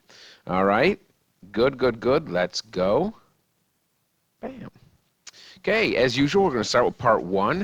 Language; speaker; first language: English; native; English